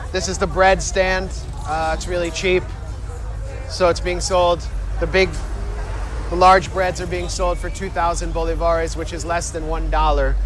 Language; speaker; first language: English; native; English